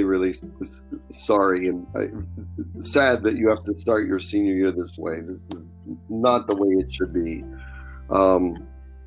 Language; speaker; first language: English; native; English